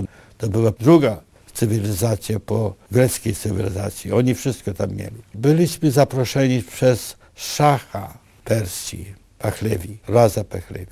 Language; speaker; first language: Polish; early bilingual, other home language; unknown